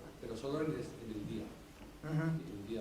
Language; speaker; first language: Spanish; native; Spanish